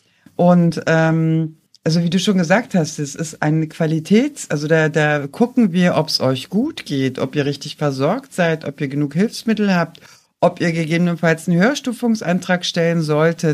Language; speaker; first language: German; native; German